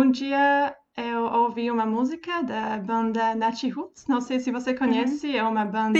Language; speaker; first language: Portuguese; non-native, fluent; Slovak